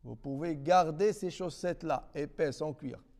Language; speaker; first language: French; non-native, local second language; Arabic